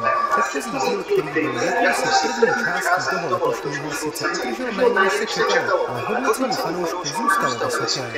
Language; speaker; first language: Czech; native; Czech